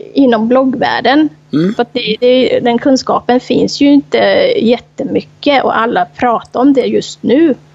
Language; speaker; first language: Swedish; non-native, fluent; Thai